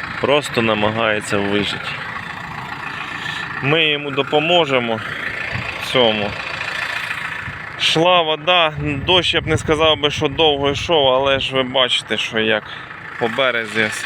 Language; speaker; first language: Ukrainian; native; Ukrainian